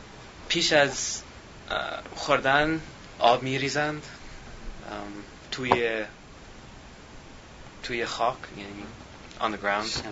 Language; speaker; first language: Persian; non-native, learner; English